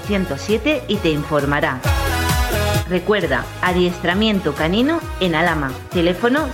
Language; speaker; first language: Spanish; native; Spanish